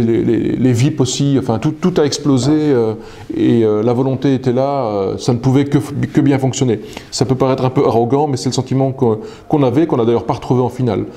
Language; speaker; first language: French; native; French